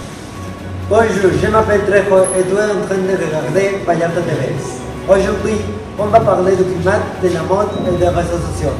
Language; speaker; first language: French; non-native, learner; Spanish